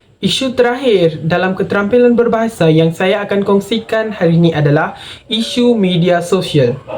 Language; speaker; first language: Malay; non-native, local second language; Tamil